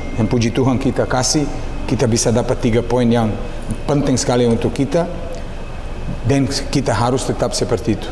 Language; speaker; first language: Indonesian; non-native, learner; Serbian